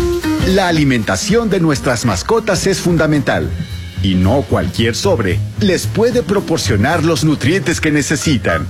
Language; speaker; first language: Spanish; native; Spanish